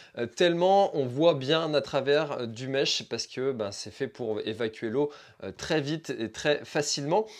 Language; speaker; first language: French; native; French